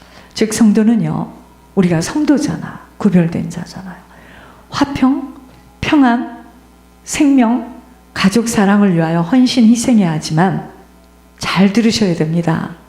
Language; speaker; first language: Korean; native; Korean